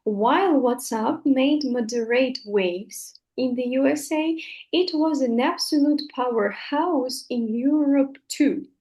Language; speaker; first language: English; non-native, fluent; Russian